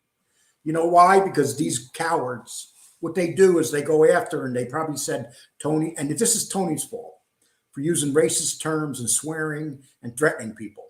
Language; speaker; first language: English; native; English